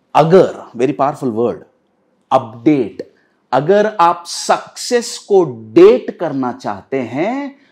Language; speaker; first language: Hindi; non-native, local second language; Telugu